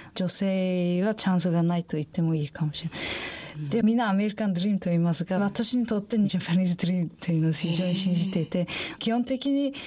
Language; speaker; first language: Japanese; non-native, fluent; Uzbek